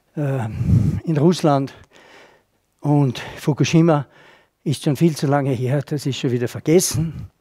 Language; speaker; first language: German; native; German